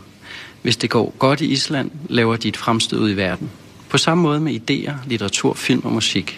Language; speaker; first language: Danish; native; Danish